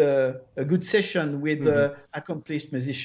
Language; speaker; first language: English; non-native, learner; French